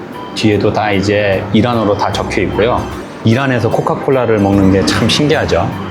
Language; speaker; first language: Korean; native; Korean